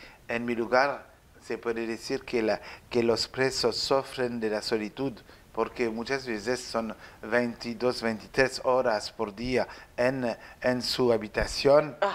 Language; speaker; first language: Spanish; non-native, learner; French